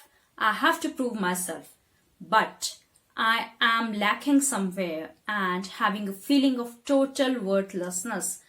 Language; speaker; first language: English; non-native, local second language; Hindi